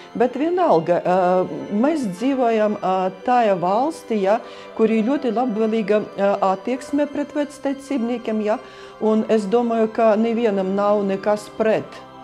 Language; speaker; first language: Latvian; early bilingual, other home language; Russian